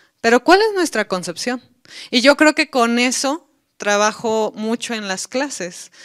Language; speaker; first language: Spanish; native; Spanish